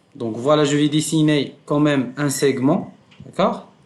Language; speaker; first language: French; non-native, local second language; Arabic